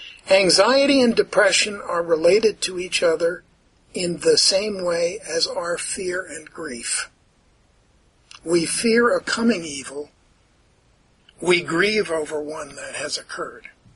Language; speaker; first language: English; native; English